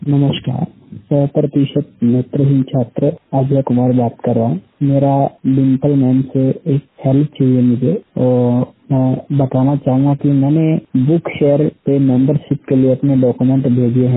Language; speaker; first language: Hindi; native; Hindi